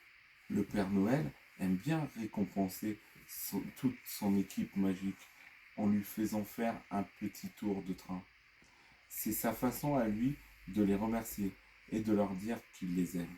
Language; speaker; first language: French; native; French